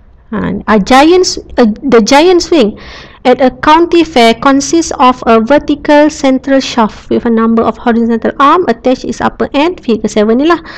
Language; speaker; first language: English; non-native, local second language; Malay